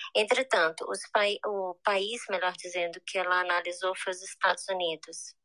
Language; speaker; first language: Portuguese; native; Portuguese